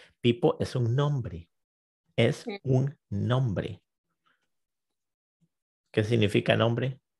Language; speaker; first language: Spanish; non-native, fluent; English